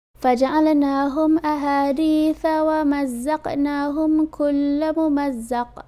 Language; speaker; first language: Arabic; non-native, learner; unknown